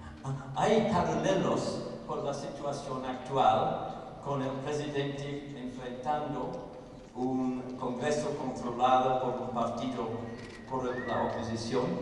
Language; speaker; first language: Spanish; non-native, fluent; English